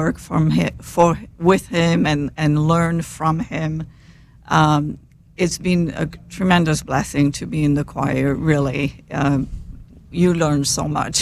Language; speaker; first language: English; non-native, fluent; French